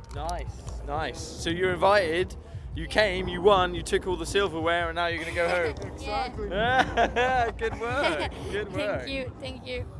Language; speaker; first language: English; non-native, fluent; Italian